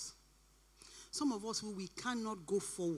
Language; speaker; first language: English; non-native, local second language; Yoruba